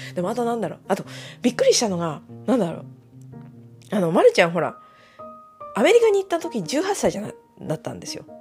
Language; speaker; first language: Japanese; native; Japanese